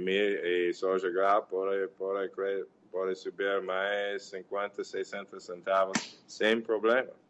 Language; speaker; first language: Portuguese; non-native, learner; English